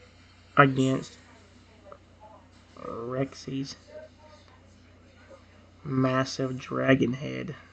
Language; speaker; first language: English; native; English